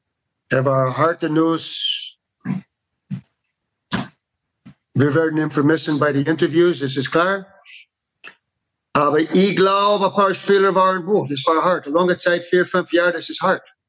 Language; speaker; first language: German; non-native, fluent; English